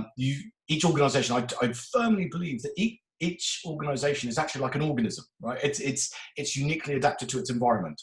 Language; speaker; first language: English; native; English